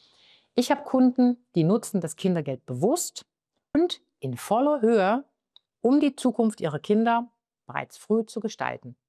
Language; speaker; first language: German; native; German